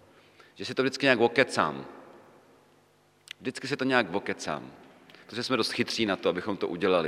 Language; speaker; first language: Czech; native; Czech